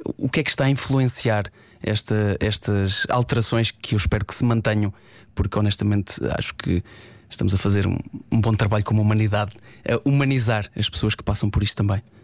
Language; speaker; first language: Portuguese; native; Portuguese